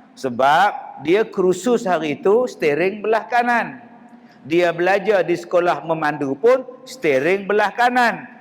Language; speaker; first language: Malay; native; Malay